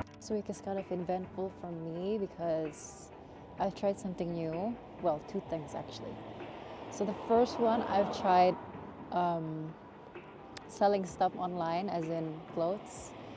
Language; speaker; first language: English; non-native, fluent; Indonesian